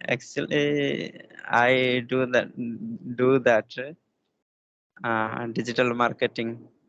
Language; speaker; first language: English; non-native, learner; Hindi